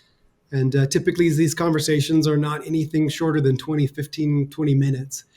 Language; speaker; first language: English; native; English